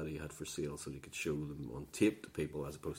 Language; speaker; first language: English; native; English